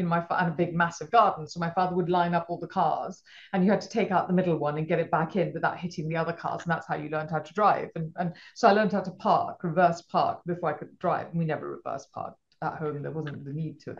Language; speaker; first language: English; non-native, local second language; Punjabi